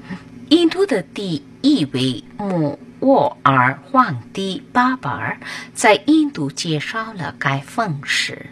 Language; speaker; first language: Chinese; non-native, learner; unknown